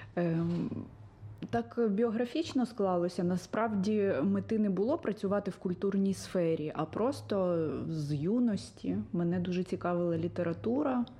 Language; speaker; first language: Ukrainian; native; Ukrainian